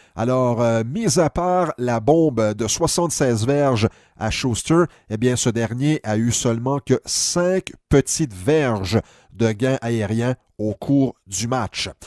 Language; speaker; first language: French; native; French